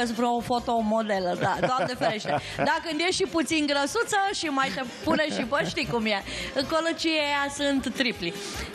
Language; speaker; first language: Romanian; native; Romanian